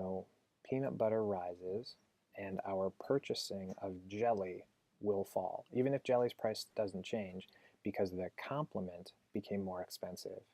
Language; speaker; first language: English; native; English